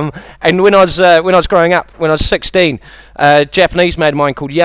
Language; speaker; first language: English; native; English